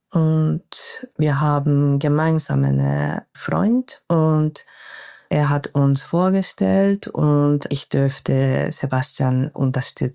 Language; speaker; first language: German; non-native, fluent; Japanese